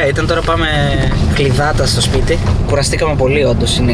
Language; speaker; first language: Greek; native; Greek